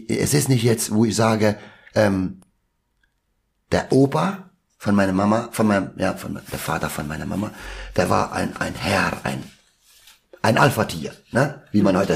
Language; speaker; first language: German; non-native, local second language; Albanian